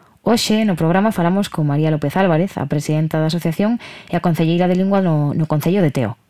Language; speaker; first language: Galician; non-native, local second language; Spanish